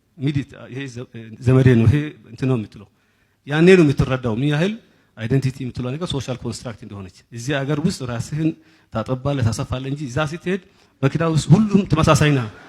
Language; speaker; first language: Amharic; non-native, local second language; Somali